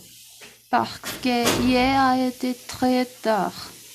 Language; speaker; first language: French; non-native, learner; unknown